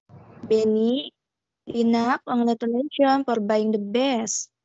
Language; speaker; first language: English; non-native, learner; Indonesian